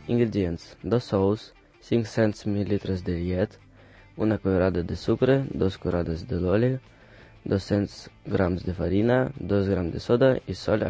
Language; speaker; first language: Catalan; non-native, learner; Russian